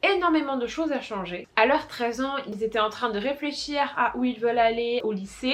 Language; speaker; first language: French; native; French